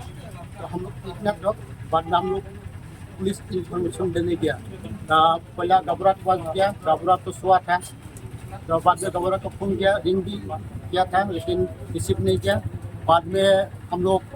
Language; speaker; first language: Hindi; non-native, local second language; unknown